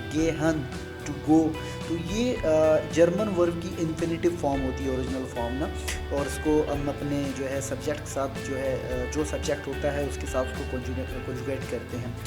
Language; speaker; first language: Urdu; native; Urdu